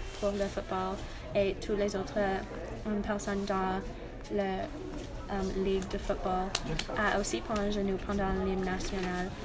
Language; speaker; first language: French; non-native, learner; English